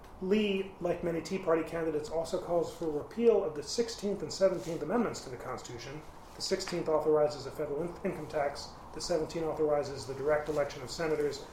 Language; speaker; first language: English; native; English